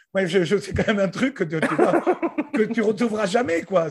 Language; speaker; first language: French; native; French